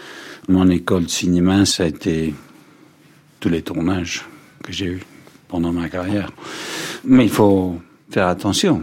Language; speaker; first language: French; non-native, fluent; Danish